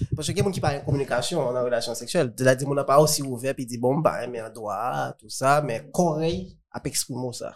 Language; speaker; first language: French; non-native, local second language; Haitian Creole